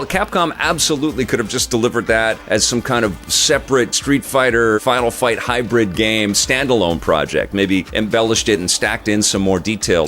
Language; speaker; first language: English; native; English